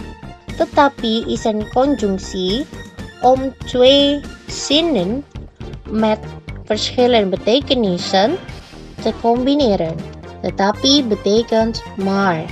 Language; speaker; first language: Dutch; non-native, fluent; Indonesian